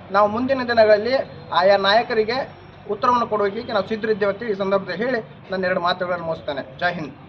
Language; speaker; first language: Kannada; non-native, local second language; Urdu